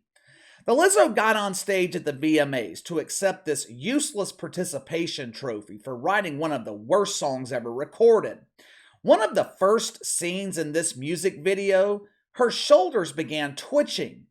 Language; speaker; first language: English; native; English